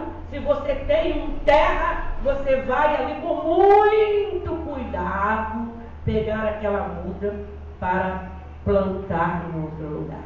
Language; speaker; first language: Portuguese; native; Portuguese